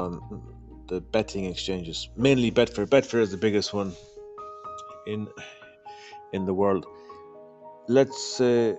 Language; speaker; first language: English; native; English